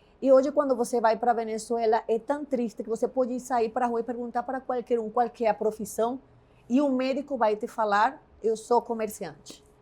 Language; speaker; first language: Portuguese; non-native, fluent; Spanish